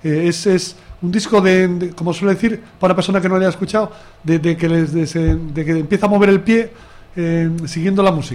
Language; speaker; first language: Spanish; native; Spanish